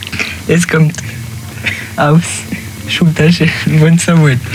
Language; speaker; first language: German; non-native, learner; French